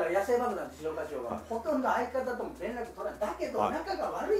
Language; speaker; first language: Japanese; native; Japanese